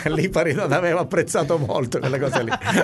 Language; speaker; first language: Italian; native; Italian